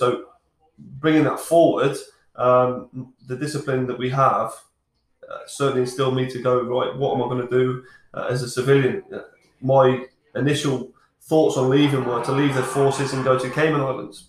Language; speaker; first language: English; native; English